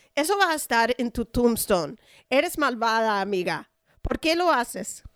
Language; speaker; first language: Spanish; non-native, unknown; English